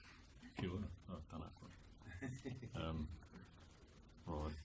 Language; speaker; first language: Māori; non-native, learner; English